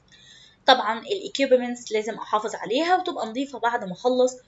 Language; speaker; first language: Arabic; native; Arabic